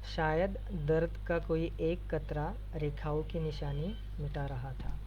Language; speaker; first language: Hindi; non-native, local second language; Marathi